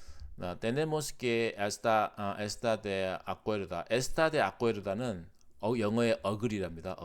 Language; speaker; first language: Spanish; non-native, learner; Korean